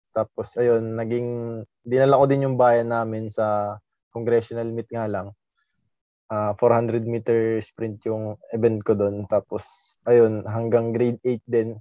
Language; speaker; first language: Filipino; native; Filipino